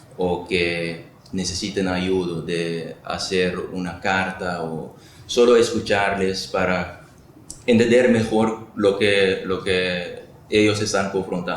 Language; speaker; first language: Spanish; non-native, local second language; Papiamento